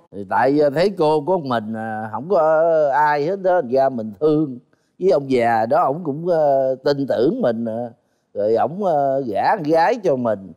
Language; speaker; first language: Vietnamese; native; Vietnamese